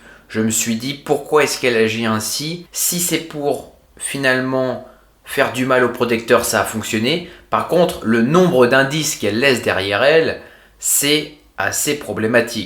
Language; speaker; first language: French; native; French